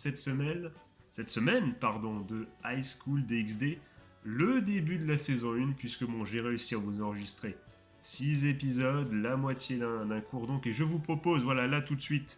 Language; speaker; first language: French; native; French